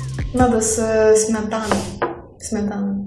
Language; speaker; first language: Russian; non-native, local second language; Lithuanian